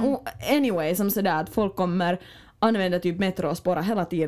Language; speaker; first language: Swedish; native; Swedish